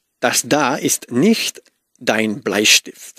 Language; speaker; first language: German; non-native, learner; Spanish